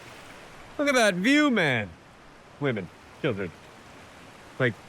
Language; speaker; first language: English; native; English